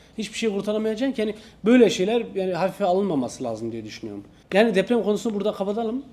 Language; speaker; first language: Turkish; native; Turkish